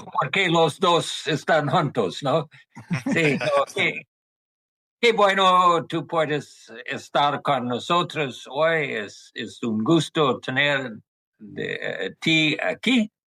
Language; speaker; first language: Spanish; non-native, learner; English